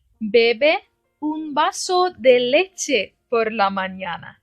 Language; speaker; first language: Spanish; non-native, fluent; Turkish